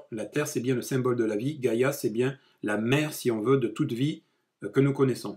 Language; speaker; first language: French; native; French